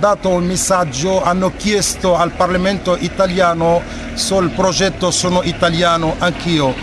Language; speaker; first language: Italian; non-native, fluent; Arabic